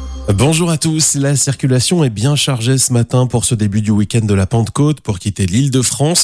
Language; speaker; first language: French; native; French